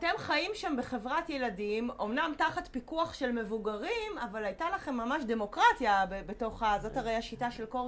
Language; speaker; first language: Hebrew; native; Hebrew